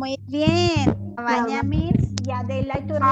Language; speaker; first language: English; non-native, fluent; Spanish